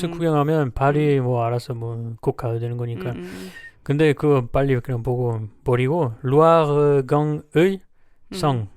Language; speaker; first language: Korean; non-native, learner; French